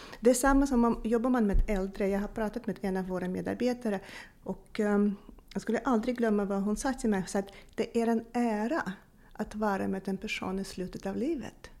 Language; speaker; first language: Swedish; non-native, fluent; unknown